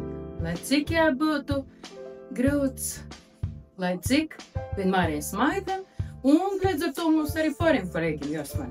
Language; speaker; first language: Latvian; native; Latvian